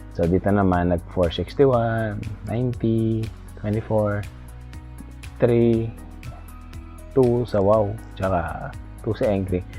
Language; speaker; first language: Filipino; non-native, local second language; Pampanga